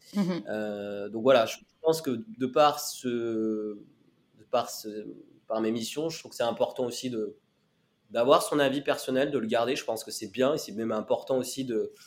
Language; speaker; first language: French; native; French